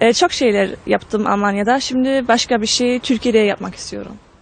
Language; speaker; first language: Turkish; early bilingual, heritage; Turkish